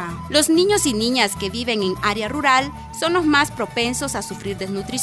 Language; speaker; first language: Spanish; native; Spanish